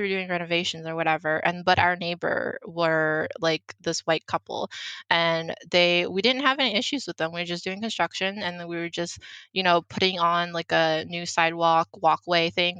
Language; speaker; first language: English; early bilingual, other home language; Chinese